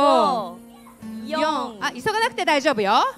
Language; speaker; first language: Japanese; native; Japanese